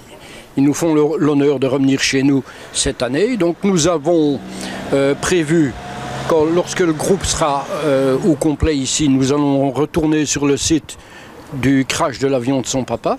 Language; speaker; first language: French; native; French